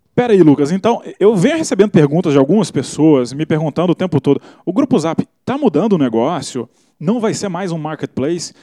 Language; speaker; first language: Portuguese; native; Portuguese